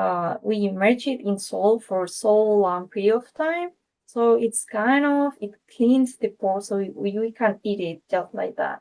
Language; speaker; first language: English; non-native, fluent; Spanish